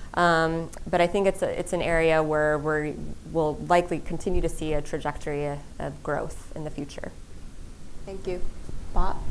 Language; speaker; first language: English; native; English